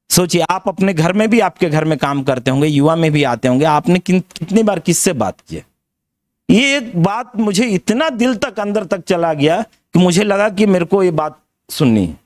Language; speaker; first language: Hindi; native; Hindi